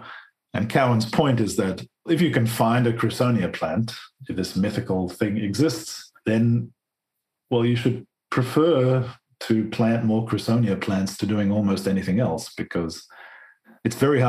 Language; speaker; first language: English; native; English